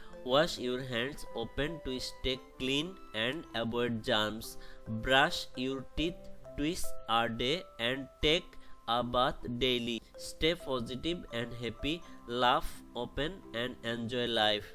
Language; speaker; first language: English; non-native, local second language; Bangla